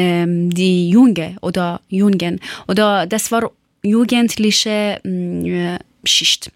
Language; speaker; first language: German; non-native, learner; Persian